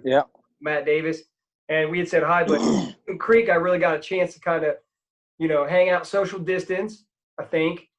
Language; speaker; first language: English; native; English